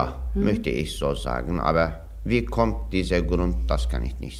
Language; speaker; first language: German; non-native, learner; Turkish